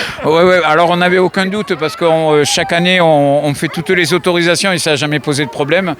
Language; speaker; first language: French; native; French